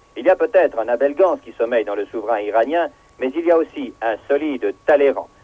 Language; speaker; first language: French; native; French